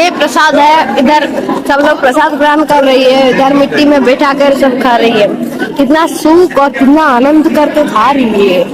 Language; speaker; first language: Hindi; non-native, local second language; Bangla